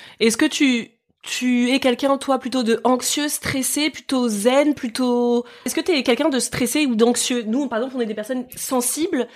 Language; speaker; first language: French; native; French